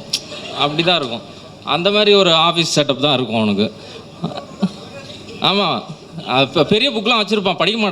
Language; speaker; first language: Tamil; native; Tamil